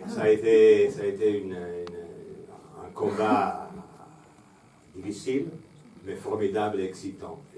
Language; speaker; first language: French; non-native, fluent; Italian